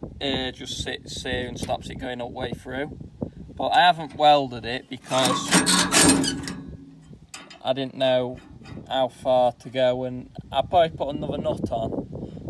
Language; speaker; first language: English; native; English